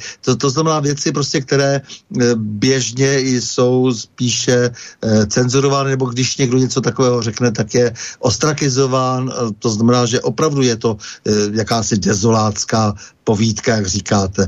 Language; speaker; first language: Czech; native; Czech